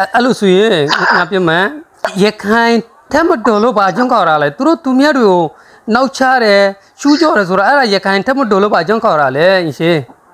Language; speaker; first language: Burmese; non-native, local second language; Rohingya